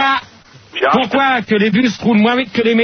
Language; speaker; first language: French; native; French